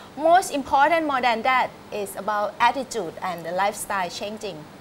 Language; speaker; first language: English; non-native, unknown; Thai